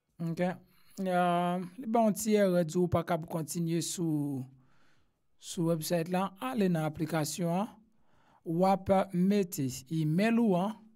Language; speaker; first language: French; non-native, local second language; Haitian Creole